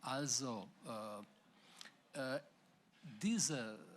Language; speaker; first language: German; non-native, fluent; Slovenian